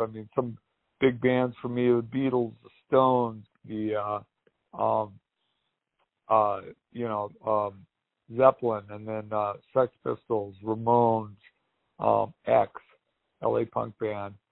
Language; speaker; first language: English; native; English